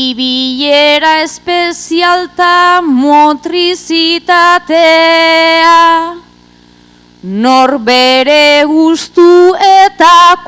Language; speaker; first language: Basque; native; Basque